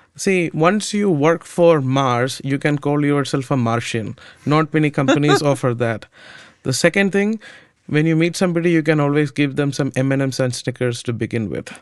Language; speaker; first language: English; non-native, local second language; Malayalam